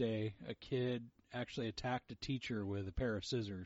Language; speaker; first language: English; early bilingual, other home language; Portuguese